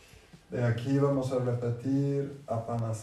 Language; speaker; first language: Spanish; non-native, fluent; English